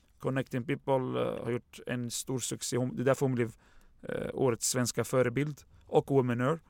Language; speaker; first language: Swedish; early bilingual, other home language; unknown